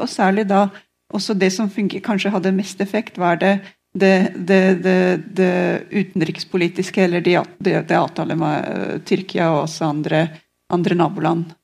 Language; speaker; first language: Norwegian; non-native, fluent; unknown